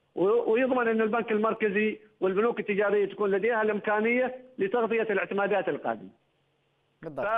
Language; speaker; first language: Arabic; native; Arabic